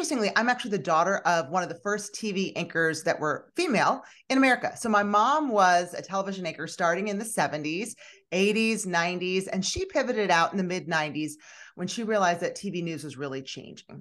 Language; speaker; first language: English; native; English